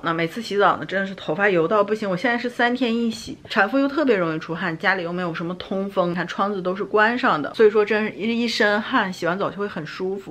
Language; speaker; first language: Chinese; native; Chinese